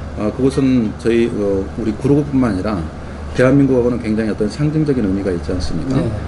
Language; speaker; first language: Korean; native; Korean